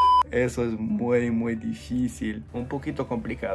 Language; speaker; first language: Spanish; non-native, fluent; English